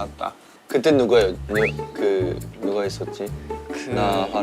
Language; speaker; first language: Korean; non-native, fluent; Japanese